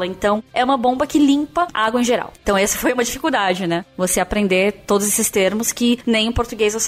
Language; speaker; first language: Portuguese; native; Portuguese